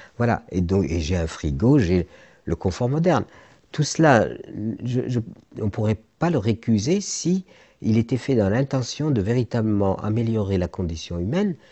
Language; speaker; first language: French; non-native, local second language; Arabic